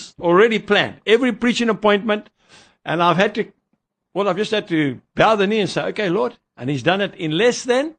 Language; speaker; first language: English; native; English